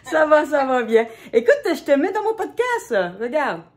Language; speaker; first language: French; native; French